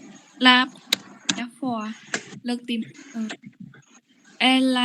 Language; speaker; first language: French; non-native, learner; Khmer